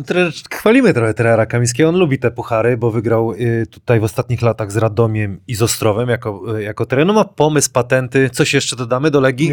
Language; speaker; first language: Polish; native; Polish